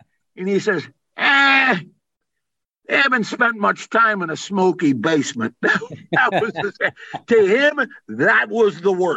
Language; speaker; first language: English; native; English